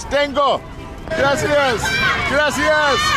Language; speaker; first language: Spanish; non-native, learner; English